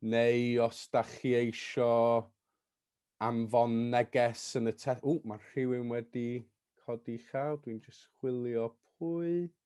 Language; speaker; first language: Welsh; non-native, fluent; English